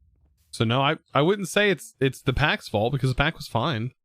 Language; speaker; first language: English; native; English